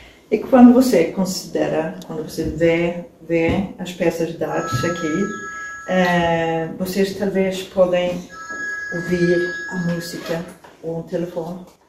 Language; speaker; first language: Portuguese; non-native, learner; Swedish